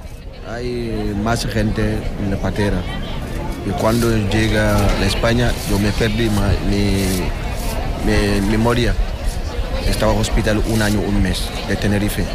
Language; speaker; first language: Spanish; non-native, learner; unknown